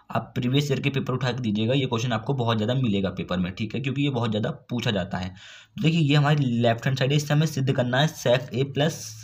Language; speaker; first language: Hindi; native; Hindi